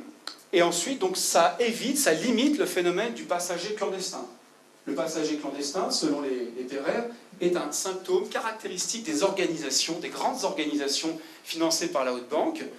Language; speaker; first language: French; native; French